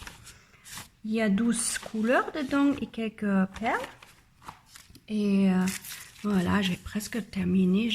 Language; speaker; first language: French; non-native, learner; German